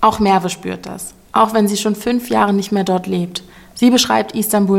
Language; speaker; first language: German; native; German